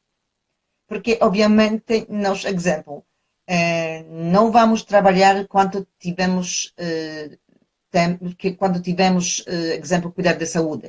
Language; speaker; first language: Portuguese; non-native, fluent; Polish